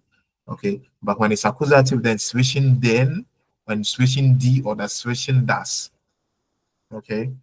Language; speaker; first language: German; non-native, fluent; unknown